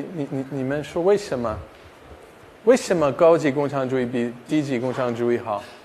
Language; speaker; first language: Chinese; non-native, fluent; English